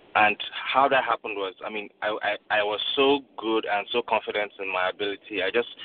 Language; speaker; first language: English; non-native, local second language; Yoruba